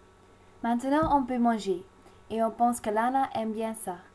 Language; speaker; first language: French; non-native, learner; Dutch